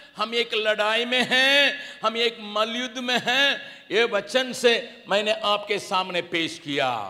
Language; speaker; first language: Hindi; non-native, local second language; Tamil